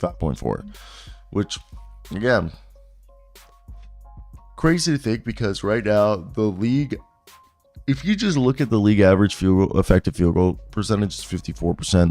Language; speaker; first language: English; native; English